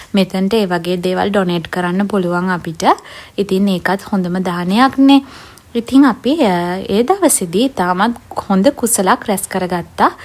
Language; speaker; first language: Sinhala; native; Sinhala